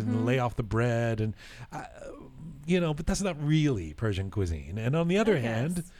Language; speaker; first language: English; native; English